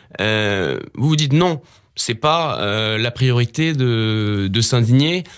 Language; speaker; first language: French; native; French